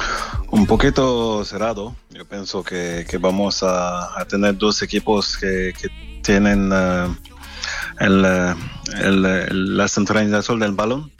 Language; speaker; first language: Spanish; non-native, fluent; French